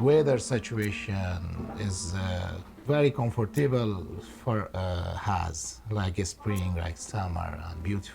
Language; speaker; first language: English; non-native, learner; Persian